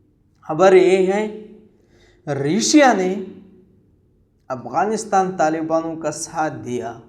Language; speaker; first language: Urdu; non-native, local second language; Pashto